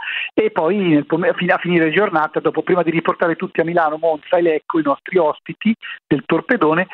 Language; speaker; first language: Italian; native; Italian